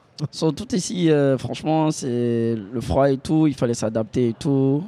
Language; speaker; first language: French; native; French